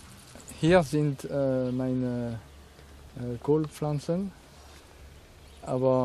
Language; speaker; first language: German; non-native, fluent; French